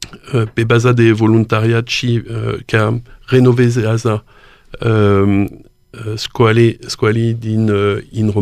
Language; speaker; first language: Romanian; non-native, learner; French